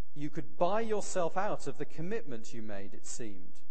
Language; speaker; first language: English; native; English